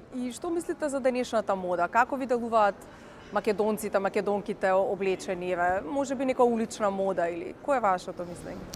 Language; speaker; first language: Macedonian; native; Macedonian